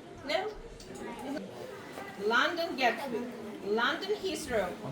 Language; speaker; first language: English; non-native, fluent; Ukrainian